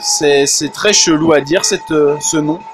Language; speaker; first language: French; native; French